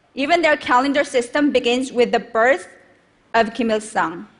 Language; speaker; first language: English; non-native, fluent; Korean